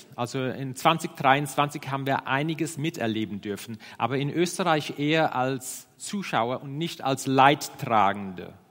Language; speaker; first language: German; non-native, fluent; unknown